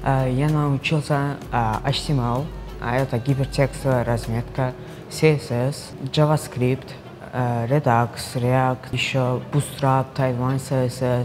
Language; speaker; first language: Russian; non-native, local second language; Uzbek